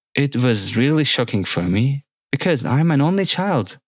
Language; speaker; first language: English; non-native, fluent; Turkish